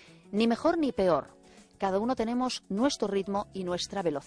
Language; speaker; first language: Spanish; native; Spanish